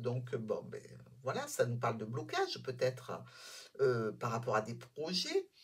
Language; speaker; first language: French; native; French